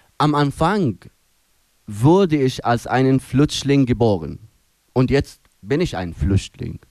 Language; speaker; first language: German; non-native, fluent; Arabic